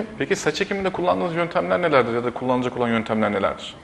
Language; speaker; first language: Turkish; native; Turkish